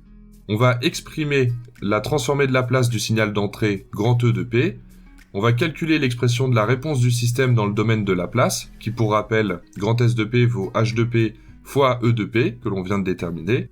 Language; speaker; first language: French; native; French